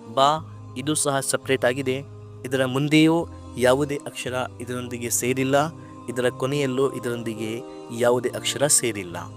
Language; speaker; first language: Kannada; non-native, local second language; Urdu